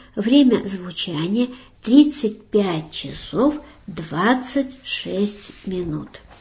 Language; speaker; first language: Russian; native; Russian